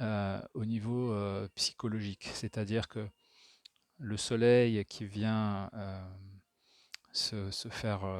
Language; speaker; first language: French; native; French